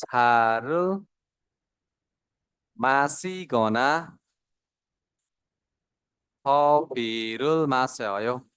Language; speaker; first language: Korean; non-native, learner; Nepali